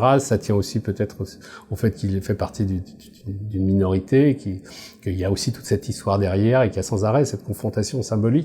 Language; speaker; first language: French; native; French